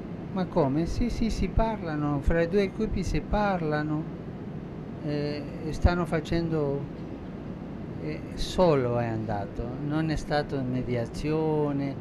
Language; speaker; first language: Italian; non-native, fluent; Spanish